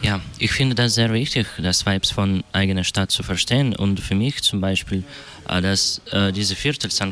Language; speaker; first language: German; non-native, fluent; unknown